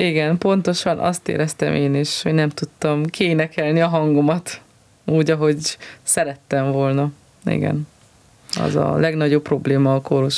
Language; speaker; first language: Hungarian; non-native, local second language; Romanian